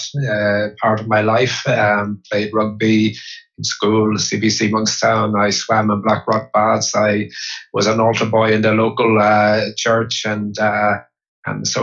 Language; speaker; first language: English; native; English